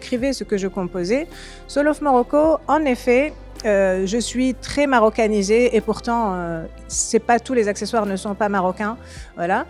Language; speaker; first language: French; non-native, local second language; Arabic